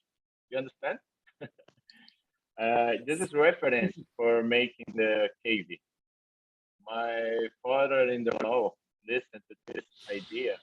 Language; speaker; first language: English; non-native, learner; Portuguese